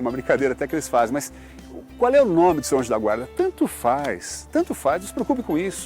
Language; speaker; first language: Portuguese; native; Portuguese